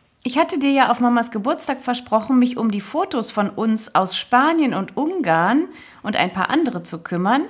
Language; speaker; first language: German; native; German